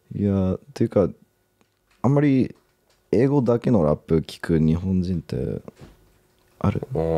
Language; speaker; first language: Japanese; early bilingual, heritage; English